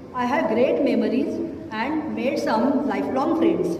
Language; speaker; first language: English; non-native, local second language; Marathi